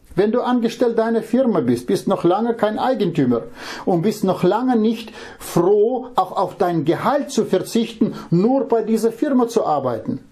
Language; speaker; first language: German; non-native, fluent; Russian